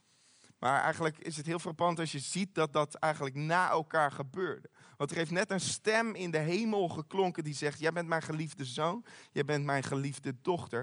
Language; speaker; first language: Dutch; native; Dutch